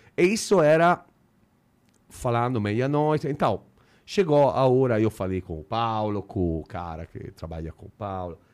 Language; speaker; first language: Portuguese; non-native, fluent; Italian